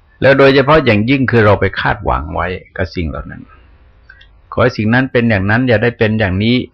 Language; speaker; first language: Thai; native; Thai